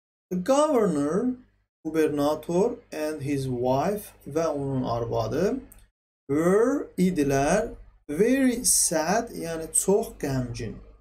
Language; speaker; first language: English; non-native, fluent; Azerbaijani